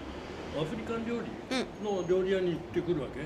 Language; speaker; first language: Japanese; native; Japanese